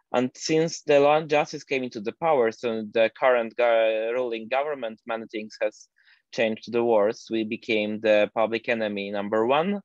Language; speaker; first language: English; non-native, fluent; Polish